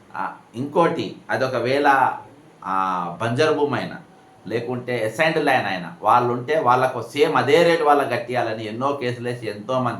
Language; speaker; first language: Telugu; native; Telugu